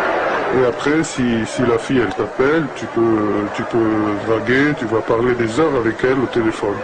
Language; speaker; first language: French; non-native, fluent; Arabic